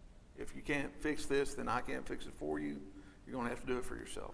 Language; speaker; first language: English; native; English